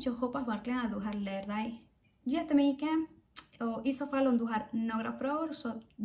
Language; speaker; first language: Swedish; non-native, fluent; Spanish